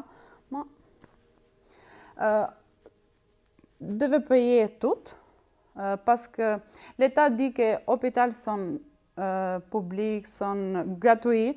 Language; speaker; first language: French; non-native, learner; Albanian